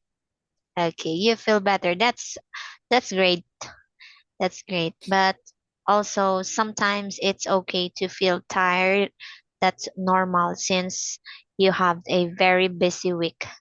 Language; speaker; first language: English; non-native, fluent; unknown